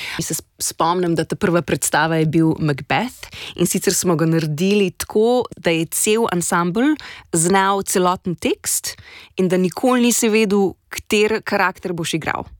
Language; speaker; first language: Slovenian; native; Slovenian